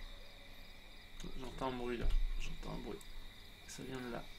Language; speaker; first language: French; native; French